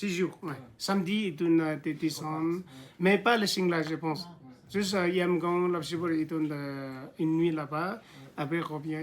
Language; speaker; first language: French; non-native, learner; Nepali